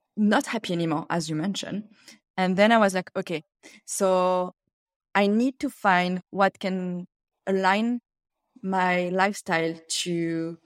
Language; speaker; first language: English; non-native, fluent; French